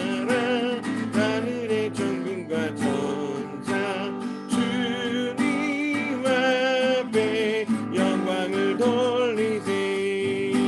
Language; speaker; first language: Korean; native; Korean